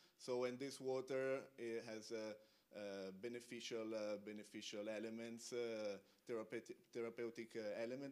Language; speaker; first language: English; non-native, fluent; Italian